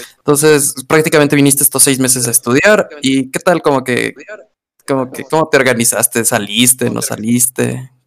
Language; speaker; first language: Spanish; native; Spanish